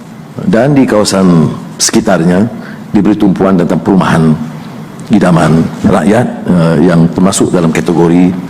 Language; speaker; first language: Malay; native; Malay